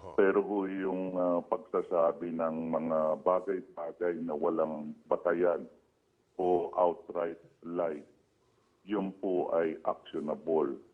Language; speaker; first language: Filipino; native; Filipino